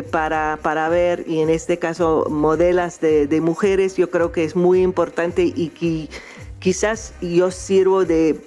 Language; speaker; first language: Spanish; non-native, fluent; English